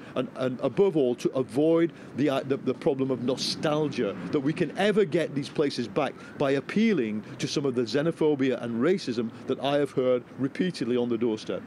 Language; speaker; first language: English; native; English